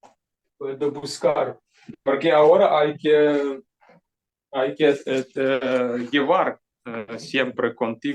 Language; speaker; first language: Spanish; non-native, fluent; Ukrainian